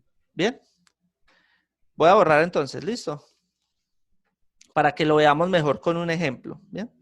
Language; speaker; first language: Spanish; native; Spanish